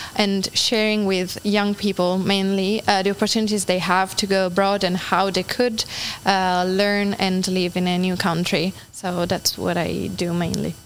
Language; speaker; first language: English; non-native, fluent; Italian